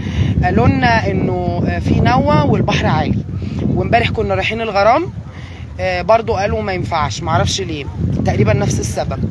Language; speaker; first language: Arabic; native; Arabic